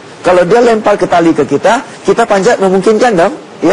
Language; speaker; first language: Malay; non-native, local second language; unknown